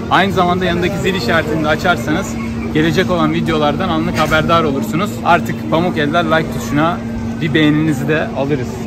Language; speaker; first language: Turkish; native; Turkish